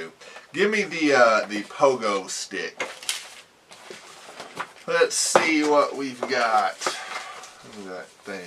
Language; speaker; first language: English; native; English